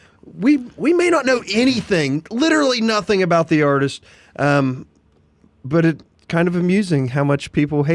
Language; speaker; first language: English; native; English